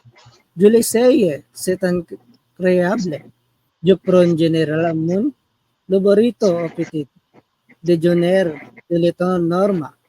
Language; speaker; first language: French; non-native, learner; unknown